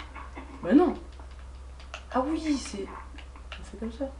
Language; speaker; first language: French; native; French